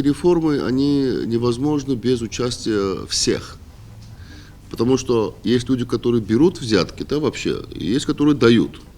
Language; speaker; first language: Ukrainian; non-native, learner; Georgian